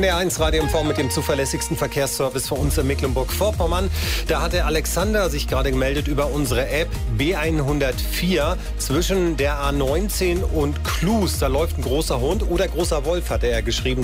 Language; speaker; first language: German; native; German